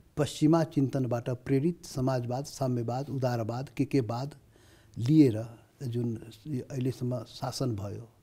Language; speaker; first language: Nepali; non-native, local second language; Maithili